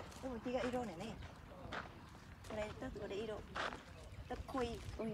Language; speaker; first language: Japanese; non-native, learner; Vietnamese